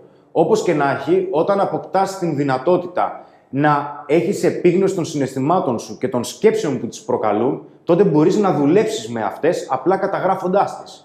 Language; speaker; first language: Greek; native; Greek